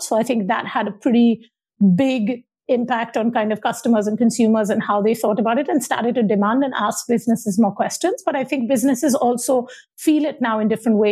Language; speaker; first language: English; non-native, local second language; Hindi